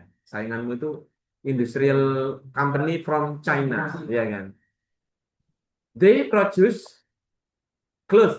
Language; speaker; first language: English; non-native, learner; Indonesian